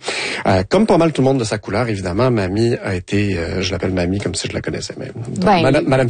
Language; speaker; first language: French; native; French